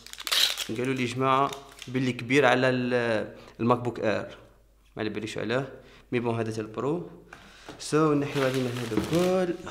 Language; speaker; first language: Arabic; native; Arabic